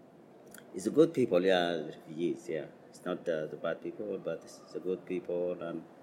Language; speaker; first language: English; non-native, learner; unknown